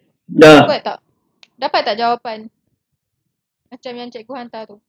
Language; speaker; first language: Malay; native; Malay